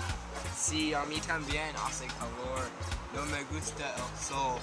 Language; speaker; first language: Spanish; non-native, learner; English